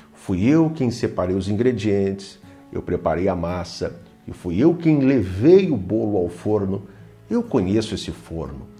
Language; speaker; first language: Portuguese; native; Portuguese